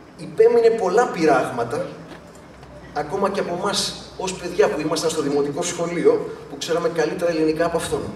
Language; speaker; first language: Greek; early bilingual, other home language; English